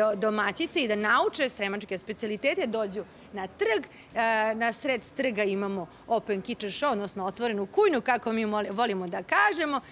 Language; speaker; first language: Serbian; native; Serbian